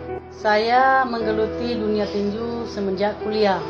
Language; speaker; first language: Indonesian; non-native, local second language; Nias